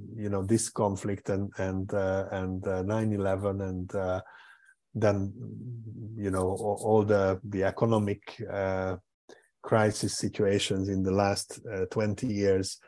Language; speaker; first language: English; non-native, fluent; Hungarian